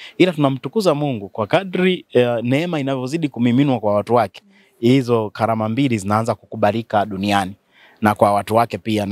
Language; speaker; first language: Swahili; native; Swahili